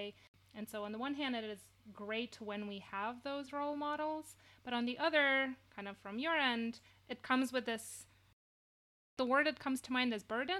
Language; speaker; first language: English; non-native, fluent; Romanian